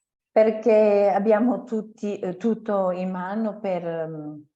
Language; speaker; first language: Italian; non-native, fluent; French